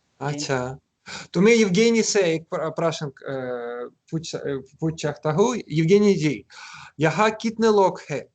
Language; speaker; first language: Hindi; non-native, learner; Russian